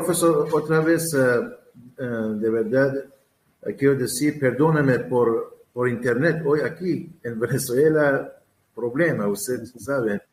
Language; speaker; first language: Spanish; non-native, learner; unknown